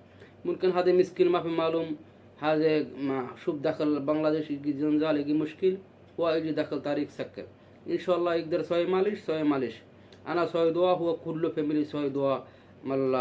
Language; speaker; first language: Arabic; non-native, learner; Bangla